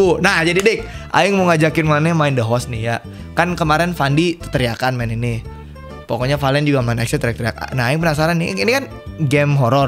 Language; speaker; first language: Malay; non-native, local second language; Sundanese